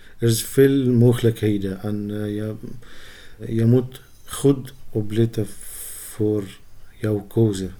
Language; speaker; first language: Dutch; non-native, learner; Arabic